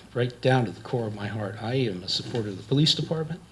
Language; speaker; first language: English; native; English